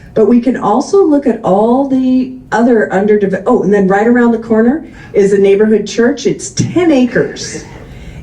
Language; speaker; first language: English; native; English